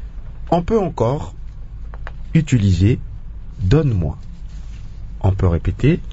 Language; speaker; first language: French; non-native, local second language; Kongo